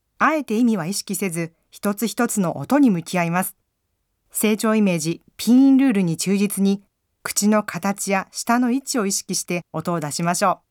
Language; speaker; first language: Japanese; native; Japanese